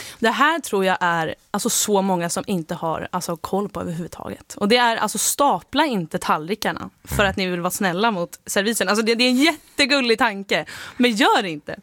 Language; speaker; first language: Swedish; native; Swedish